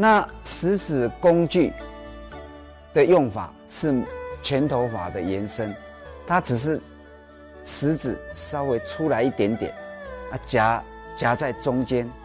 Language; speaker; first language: Chinese; native; Chinese